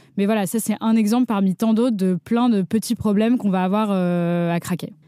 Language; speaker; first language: French; native; French